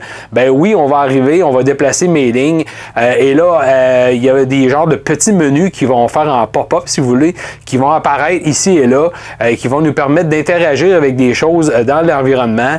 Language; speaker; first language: French; native; French